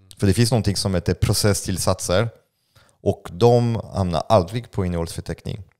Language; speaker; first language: Swedish; non-native, fluent; French